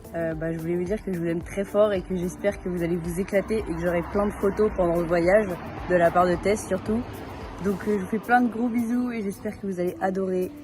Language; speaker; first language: French; native; French